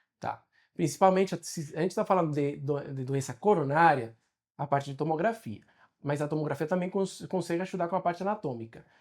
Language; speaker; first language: Portuguese; non-native, fluent; Spanish